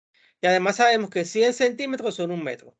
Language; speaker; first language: Spanish; native; Spanish